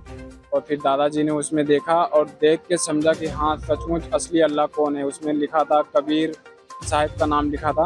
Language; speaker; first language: Hindi; native; Hindi